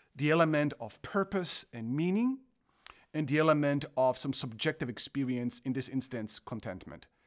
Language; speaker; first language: English; non-native, fluent; Croatian